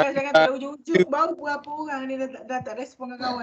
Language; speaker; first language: Malay; native; Malay